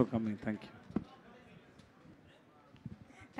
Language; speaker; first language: Telugu; non-native, learner; Tamil